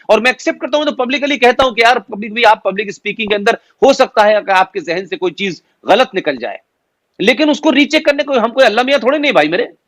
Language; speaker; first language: Hindi; native; Hindi